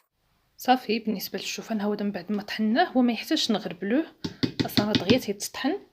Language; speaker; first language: Arabic; native; Arabic